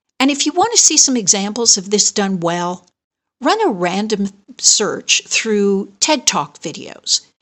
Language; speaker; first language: English; native; English